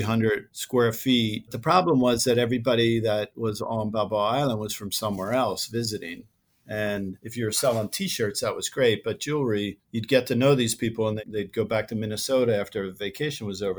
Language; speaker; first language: English; native; English